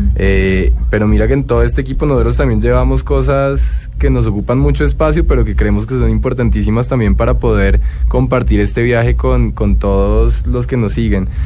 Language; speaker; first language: Spanish; native; Spanish